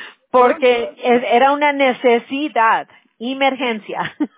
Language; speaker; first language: Spanish; early bilingual, heritage; Spanish